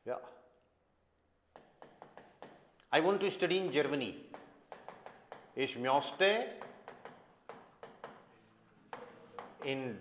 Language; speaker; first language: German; non-native, fluent; Hindi